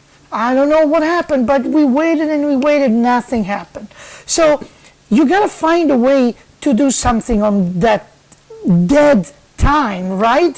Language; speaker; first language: English; non-native, fluent; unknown